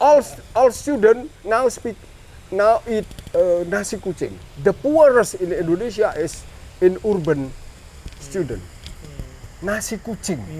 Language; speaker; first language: English; non-native, learner; Indonesian